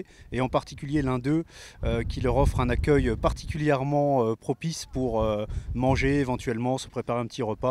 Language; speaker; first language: French; native; French